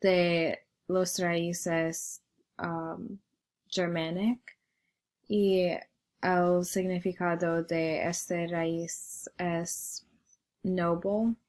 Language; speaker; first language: Spanish; non-native, learner; English